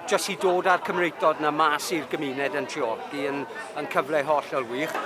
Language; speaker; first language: Welsh; native; Welsh